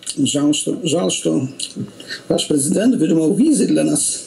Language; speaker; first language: Russian; non-native, learner; Polish